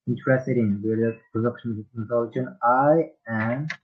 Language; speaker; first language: English; non-native, learner; Uzbek